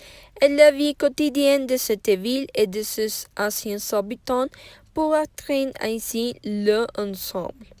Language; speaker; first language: French; non-native, learner; Spanish